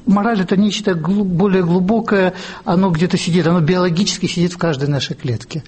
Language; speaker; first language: Russian; native; Russian